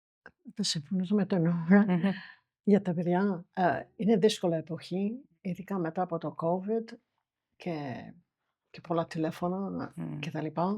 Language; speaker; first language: Greek; non-native, fluent; English